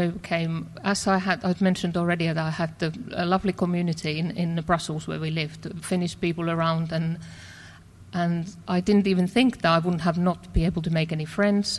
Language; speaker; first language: English; non-native, fluent; Finnish